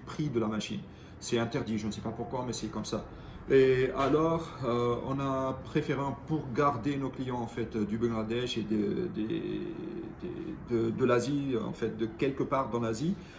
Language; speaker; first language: French; non-native, local second language; Arabic